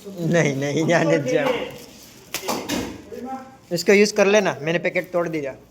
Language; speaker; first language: Hindi; non-native, local second language; Gujarati